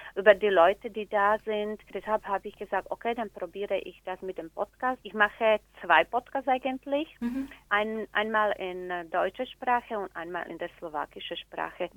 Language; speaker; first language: German; non-native, fluent; Slovak